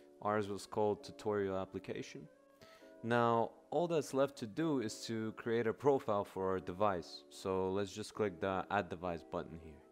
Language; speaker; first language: English; native; English